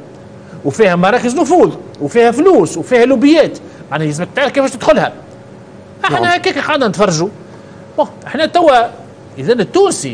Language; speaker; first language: Arabic; native; Arabic